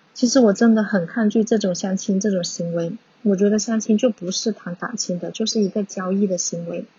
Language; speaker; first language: Chinese; non-native, local second language; Cantonese